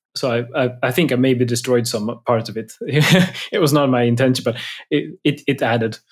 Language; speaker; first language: English; non-native, fluent; Swedish